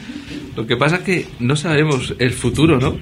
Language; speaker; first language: Spanish; native; Spanish